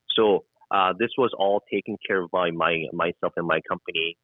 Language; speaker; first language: English; non-native, fluent; Korean